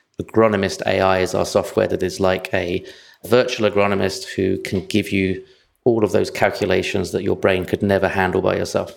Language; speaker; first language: English; native; English